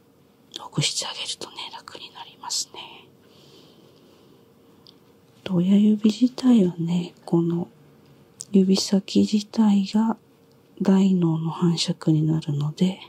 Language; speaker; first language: Japanese; native; Japanese